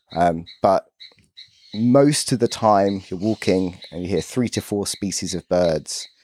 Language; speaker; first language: English; native; English